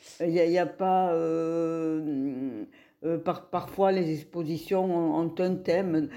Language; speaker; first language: French; native; French